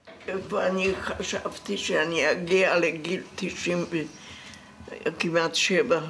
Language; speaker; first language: Hebrew; non-native, fluent; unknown